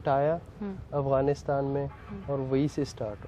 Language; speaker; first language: Hindi; non-native, fluent; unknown